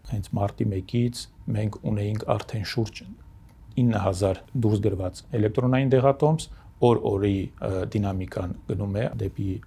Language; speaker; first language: Armenian; native; Armenian